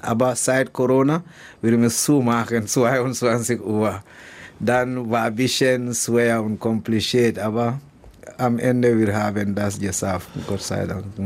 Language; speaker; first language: German; non-native, learner; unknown